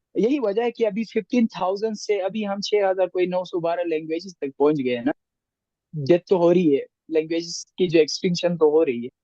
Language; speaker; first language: Urdu; non-native, local second language; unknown